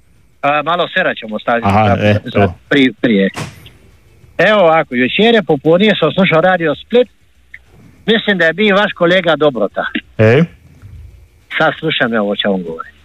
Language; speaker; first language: Serbian; native; Serbian